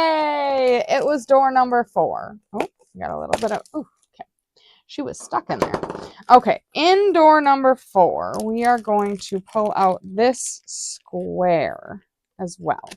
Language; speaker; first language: English; native; English